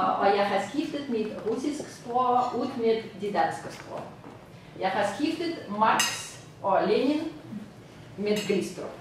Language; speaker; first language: Danish; non-native, fluent; Russian